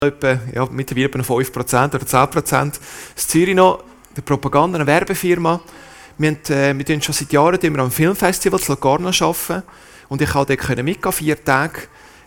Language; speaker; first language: German; native; German